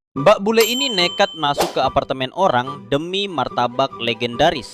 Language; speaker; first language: Indonesian; native; Indonesian